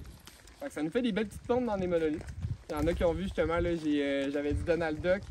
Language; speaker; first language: French; native; French